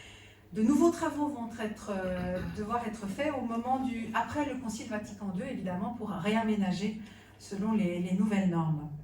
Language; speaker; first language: French; native; French